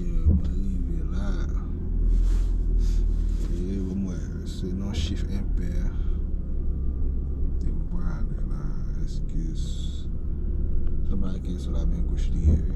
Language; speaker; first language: French; non-native, learner; Haitian Creole